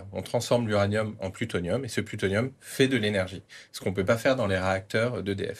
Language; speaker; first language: French; native; French